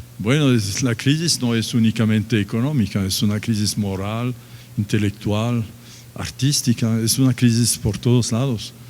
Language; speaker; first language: Spanish; non-native, fluent; French